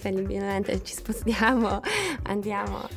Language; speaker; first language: Italian; non-native, fluent; Polish